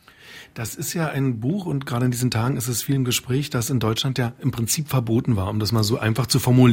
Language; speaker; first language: German; native; German